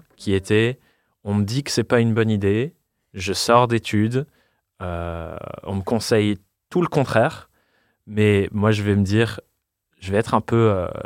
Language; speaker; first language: French; non-native, fluent; English